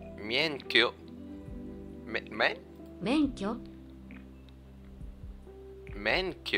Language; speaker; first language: Japanese; non-native, learner; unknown